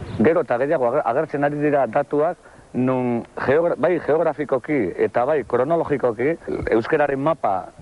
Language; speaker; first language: Basque; non-native, local second language; Spanish